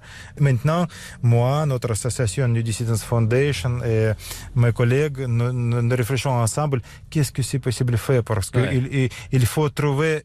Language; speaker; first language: French; non-native, learner; Russian